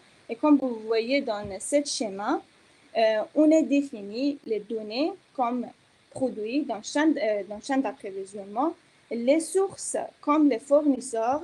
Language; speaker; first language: French; non-native, fluent; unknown